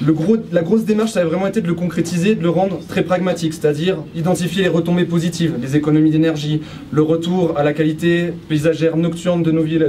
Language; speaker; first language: French; native; French